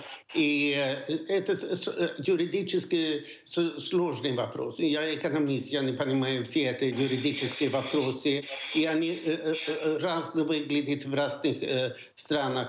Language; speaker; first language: Russian; non-native, fluent; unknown